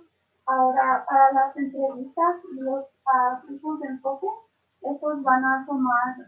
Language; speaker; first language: Spanish; early bilingual, other home language; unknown